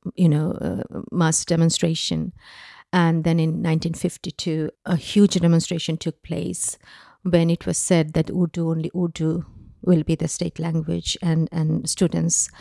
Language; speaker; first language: English; non-native, local second language; Bangla